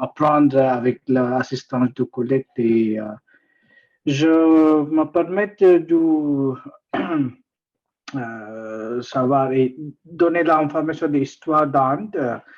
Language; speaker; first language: French; non-native, learner; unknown